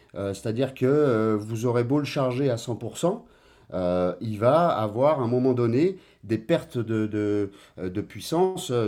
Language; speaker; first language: French; native; French